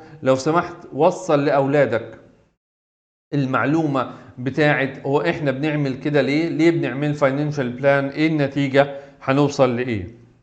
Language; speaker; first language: Arabic; native; Arabic